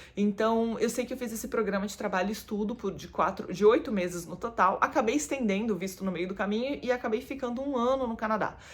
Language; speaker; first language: Portuguese; native; Portuguese